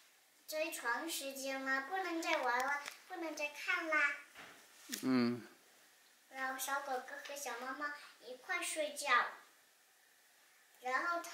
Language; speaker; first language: Chinese; early bilingual, heritage; Chinese